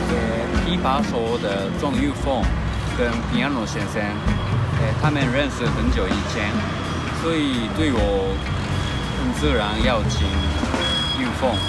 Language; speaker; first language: Chinese; non-native, learner; Japanese